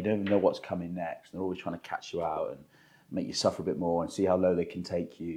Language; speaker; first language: English; native; English